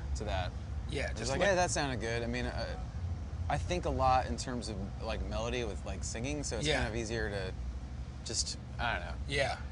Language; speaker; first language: English; native; English